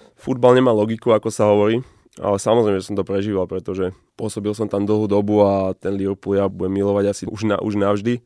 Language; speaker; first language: Slovak; native; Slovak